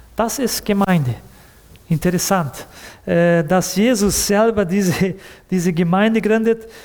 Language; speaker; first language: German; early bilingual, heritage; German